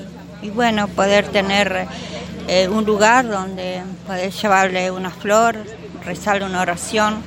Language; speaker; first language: Spanish; native; Spanish